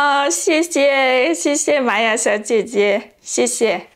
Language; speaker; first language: Chinese; native; Chinese